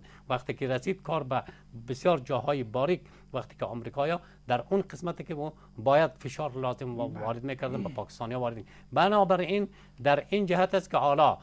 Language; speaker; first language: Persian; native; Persian